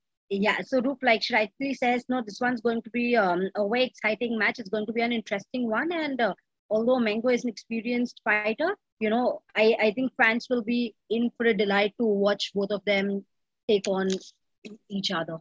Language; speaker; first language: English; non-native, local second language; Hindi